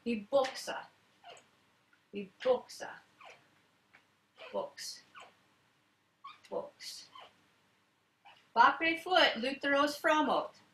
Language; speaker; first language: Swedish; non-native, learner; English